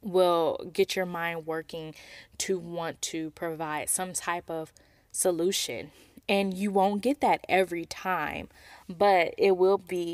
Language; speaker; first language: English; native; English